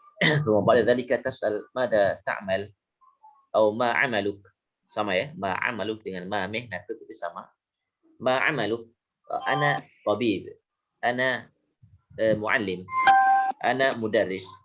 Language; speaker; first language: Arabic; non-native, fluent; Indonesian